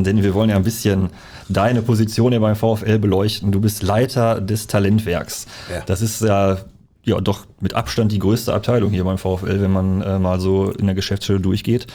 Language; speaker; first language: German; native; German